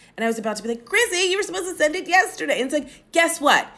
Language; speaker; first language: English; native; English